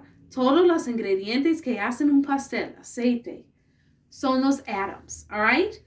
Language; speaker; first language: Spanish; non-native, learner; English